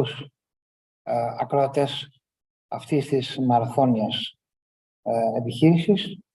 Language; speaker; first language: Greek; native; Greek